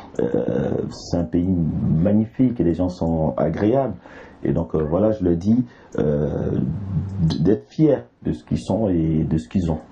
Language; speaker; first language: French; early bilingual, other home language; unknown